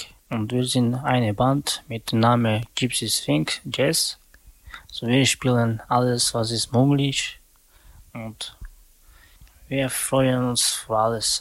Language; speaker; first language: German; non-native, learner; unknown